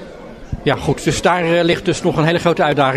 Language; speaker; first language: Dutch; native; Dutch